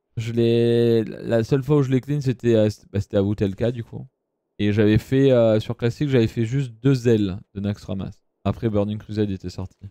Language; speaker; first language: French; early bilingual, other home language; Italian